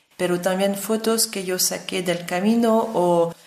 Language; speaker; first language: Spanish; non-native, fluent; French